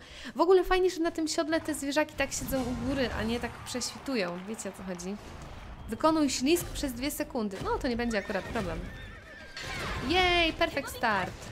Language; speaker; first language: Polish; native; Polish